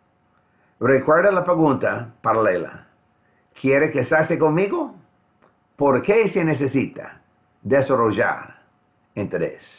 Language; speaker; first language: Spanish; non-native, fluent; English